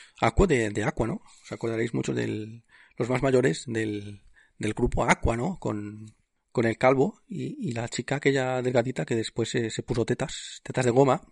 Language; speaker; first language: Spanish; native; Spanish